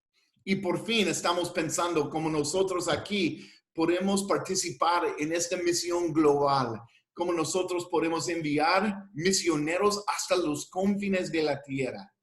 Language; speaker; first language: Spanish; non-native, fluent; English